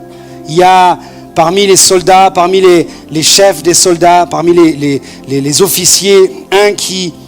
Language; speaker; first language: French; native; French